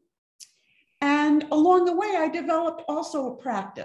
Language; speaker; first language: English; native; English